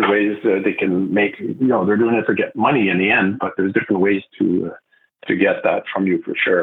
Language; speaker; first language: English; non-native, fluent; French